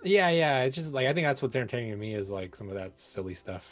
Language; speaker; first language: English; native; English